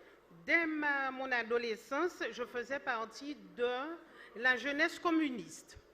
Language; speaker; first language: French; native; French